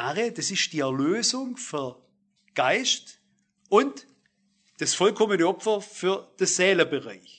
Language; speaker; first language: German; native; German